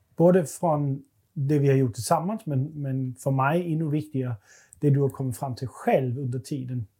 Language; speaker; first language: Swedish; non-native, fluent; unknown